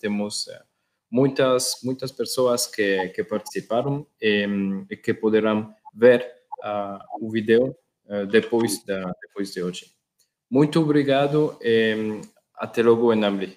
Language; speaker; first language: Portuguese; non-native, learner; Spanish